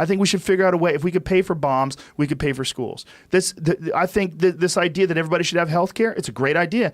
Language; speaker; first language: English; native; English